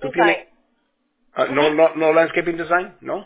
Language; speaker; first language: Spanish; early bilingual, heritage; Spanish